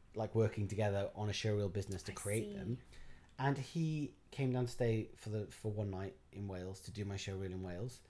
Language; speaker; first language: English; native; English